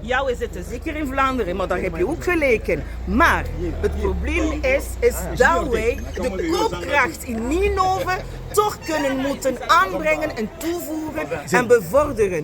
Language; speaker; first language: Dutch; non-native, fluent; French